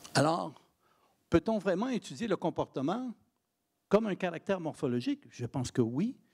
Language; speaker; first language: French; native; French